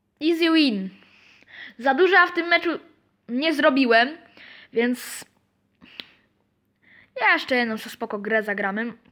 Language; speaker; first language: Polish; native; Polish